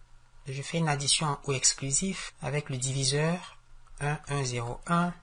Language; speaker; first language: French; native; French